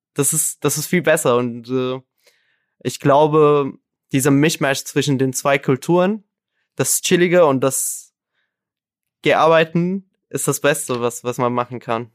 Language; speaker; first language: German; non-native, fluent; Arabic